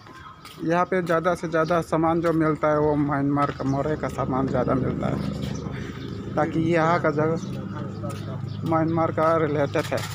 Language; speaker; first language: Hindi; non-native, local second language; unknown